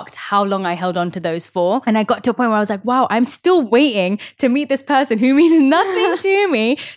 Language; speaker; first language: English; early bilingual, other home language; Hindi